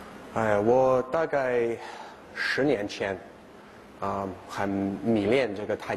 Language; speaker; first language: Chinese; non-native, fluent; English